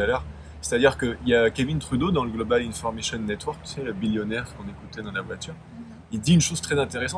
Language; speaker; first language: French; native; French